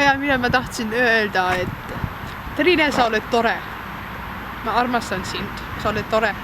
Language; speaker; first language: Estonian; non-native, learner; German